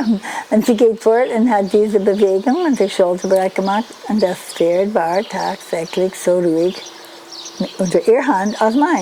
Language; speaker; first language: German; non-native, learner; English